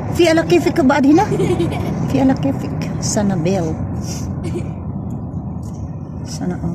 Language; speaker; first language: Arabic; non-native, learner; Filipino